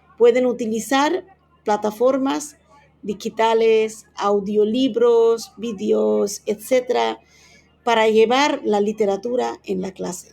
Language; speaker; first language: Spanish; non-native, fluent; Bangla